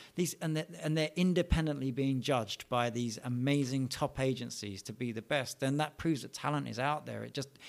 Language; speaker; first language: English; native; English